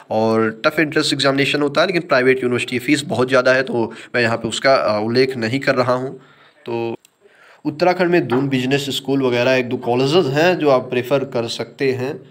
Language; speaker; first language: Hindi; native; Hindi